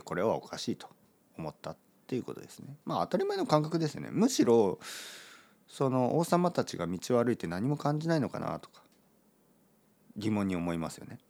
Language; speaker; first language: Japanese; native; Japanese